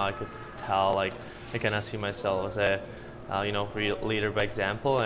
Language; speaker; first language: English; non-native, fluent; Slovak